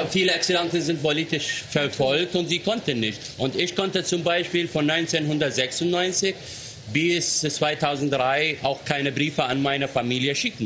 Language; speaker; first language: German; non-native, fluent; Arabic